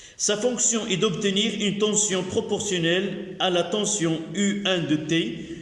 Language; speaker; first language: French; non-native, local second language; Arabic